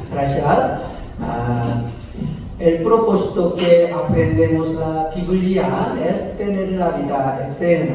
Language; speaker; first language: Spanish; non-native, fluent; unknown